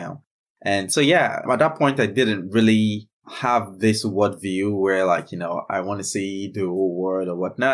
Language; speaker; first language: English; non-native, local second language; Yoruba